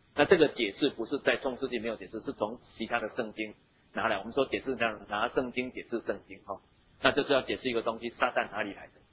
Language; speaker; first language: Chinese; native; Chinese